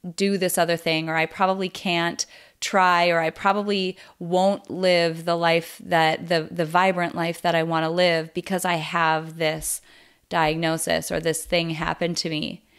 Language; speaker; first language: English; native; English